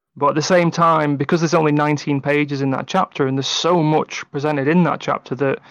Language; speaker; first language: English; native; English